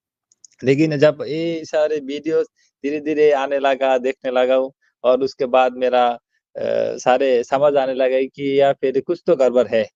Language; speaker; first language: Hindi; non-native, learner; Bangla